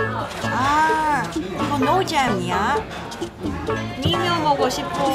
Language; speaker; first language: Korean; non-native, learner; Cantonese